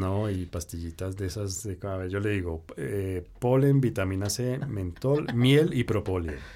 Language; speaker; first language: Spanish; native; Spanish